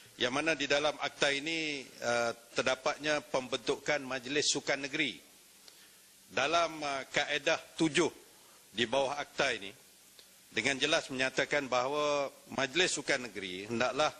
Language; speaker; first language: Malay; native; Malay